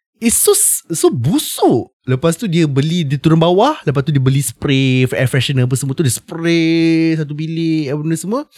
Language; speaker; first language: Malay; native; Malay